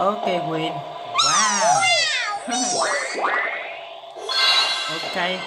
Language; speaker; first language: English; non-native, learner; Vietnamese